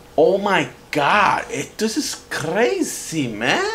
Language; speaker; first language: Spanish; native; Spanish